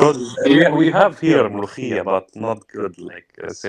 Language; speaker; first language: English; non-native, learner; Arabic